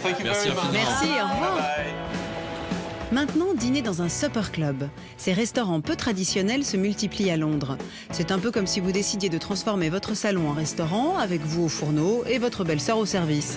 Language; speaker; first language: French; native; French